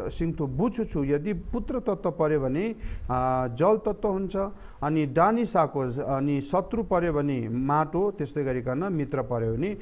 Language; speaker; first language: Nepali; non-native, local second language; Eastern Tamang